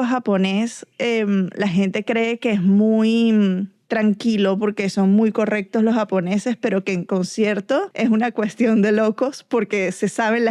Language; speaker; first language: Spanish; native; Spanish